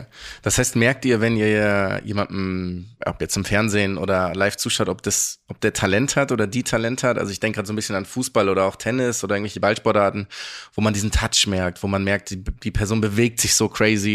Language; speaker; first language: German; native; German